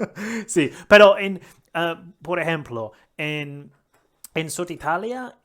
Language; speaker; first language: Spanish; non-native, learner; English